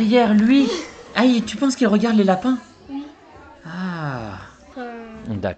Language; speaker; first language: French; native; French